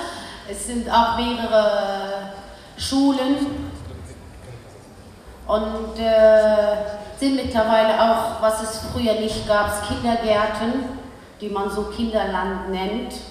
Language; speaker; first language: German; early bilingual, other home language; Kurdish